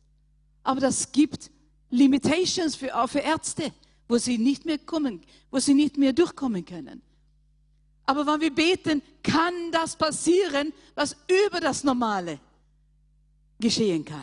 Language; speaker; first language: German; non-native, fluent; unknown